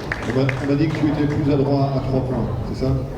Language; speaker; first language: French; native; French